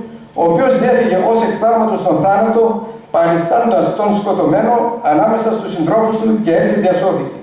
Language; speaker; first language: Greek; native; Greek